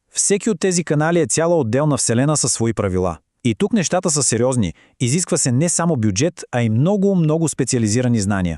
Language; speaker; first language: Bulgarian; native; Bulgarian